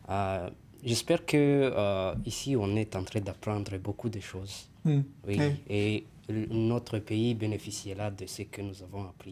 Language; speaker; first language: French; non-native, local second language; Kinyarwanda